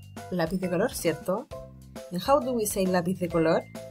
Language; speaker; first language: Spanish; native; Spanish